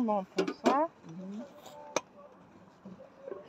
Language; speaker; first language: French; native; French